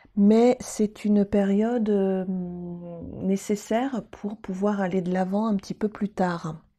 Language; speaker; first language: French; native; French